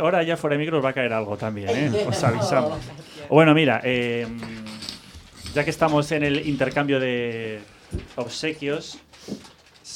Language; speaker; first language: Spanish; native; Spanish